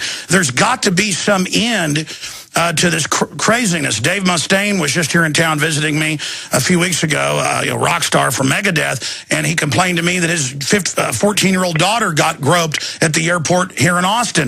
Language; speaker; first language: English; native; English